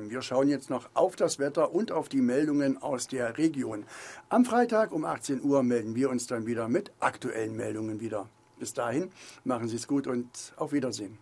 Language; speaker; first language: German; native; German